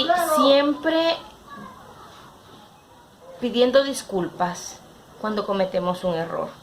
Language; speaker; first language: Spanish; native; Spanish